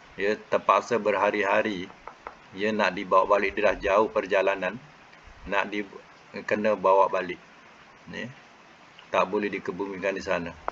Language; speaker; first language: Malay; native; Malay